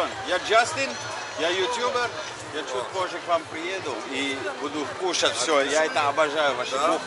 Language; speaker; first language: Russian; non-native, fluent; English